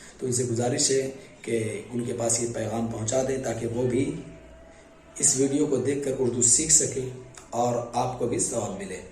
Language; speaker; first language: Hindi; native; Hindi